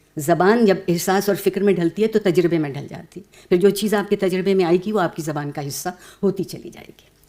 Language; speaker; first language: Urdu; native; Urdu